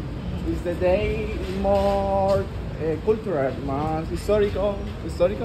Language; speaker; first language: English; non-native, learner; Spanish